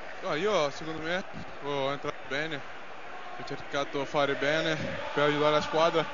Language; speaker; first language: Italian; non-native, learner; Portuguese